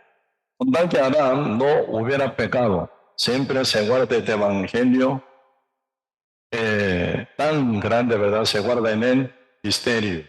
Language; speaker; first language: Spanish; non-native, learner; Korean